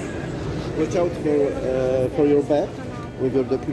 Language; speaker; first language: English; non-native, learner; Polish